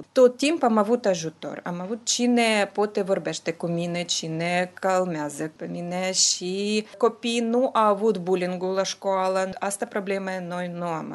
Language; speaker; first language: Romanian; non-native, learner; Ukrainian